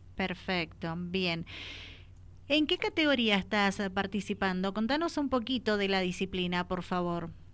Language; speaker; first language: Spanish; native; Spanish